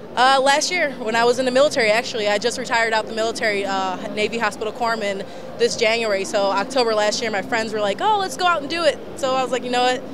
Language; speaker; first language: English; native; English